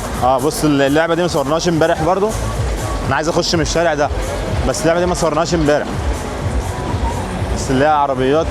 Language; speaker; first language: Arabic; native; Arabic